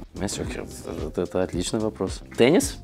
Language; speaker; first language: Russian; early bilingual, heritage; Russian